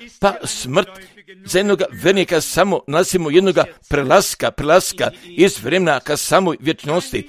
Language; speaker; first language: Croatian; non-native, fluent; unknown